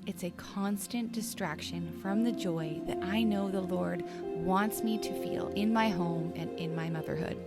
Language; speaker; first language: English; native; English